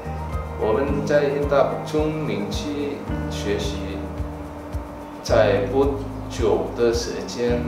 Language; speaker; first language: Chinese; non-native, learner; Indonesian